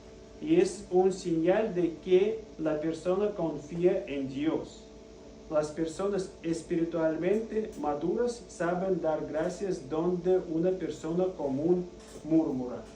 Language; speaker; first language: Spanish; non-native, fluent; Russian